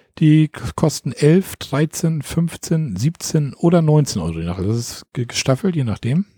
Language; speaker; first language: German; native; German